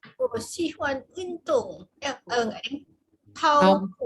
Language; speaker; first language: Chinese; non-native, learner; Indonesian